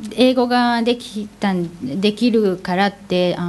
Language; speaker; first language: Japanese; native; Japanese